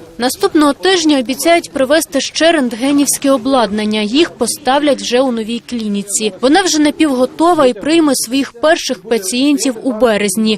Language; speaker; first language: Ukrainian; native; Ukrainian